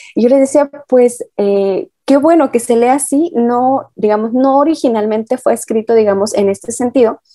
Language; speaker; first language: Spanish; native; Spanish